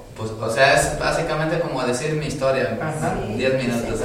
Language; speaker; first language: Spanish; native; Spanish